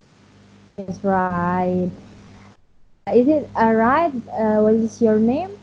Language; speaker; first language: English; non-native, learner; Indonesian